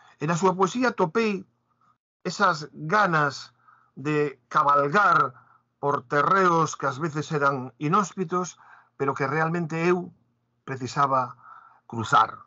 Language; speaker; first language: Galician; native; Galician